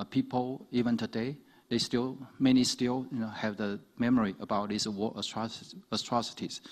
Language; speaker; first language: English; non-native, fluent; Chinese